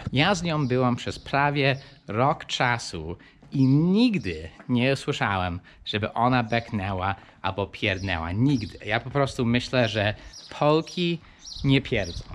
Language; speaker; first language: Polish; early bilingual, heritage; English